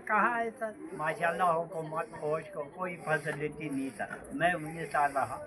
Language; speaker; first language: Hindi; non-native, local second language; Balti